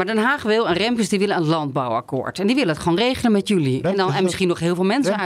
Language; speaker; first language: Dutch; native; Dutch